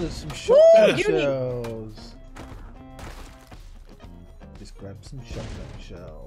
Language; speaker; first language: English; native; English